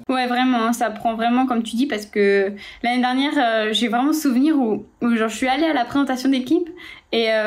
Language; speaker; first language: French; native; French